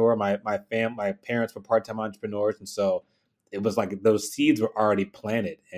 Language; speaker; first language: English; native; English